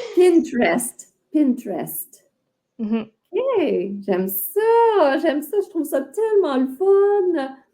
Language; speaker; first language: French; native; French